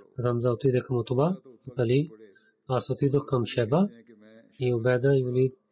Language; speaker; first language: Bulgarian; non-native, learner; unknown